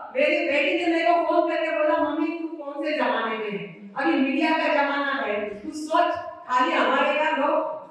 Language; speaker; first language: Hindi; non-native, local second language; Marathi